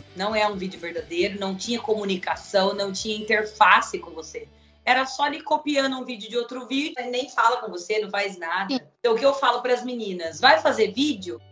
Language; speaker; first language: Portuguese; native; Portuguese